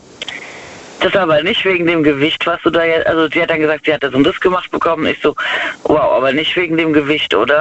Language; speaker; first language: German; native; German